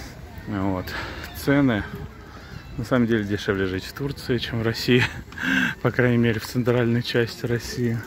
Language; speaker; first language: Russian; native; Russian